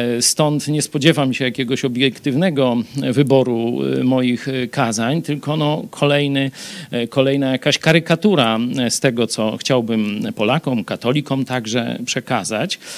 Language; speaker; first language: Polish; native; Polish